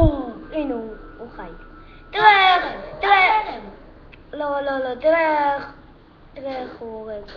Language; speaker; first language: Hebrew; early bilingual, other home language; Russian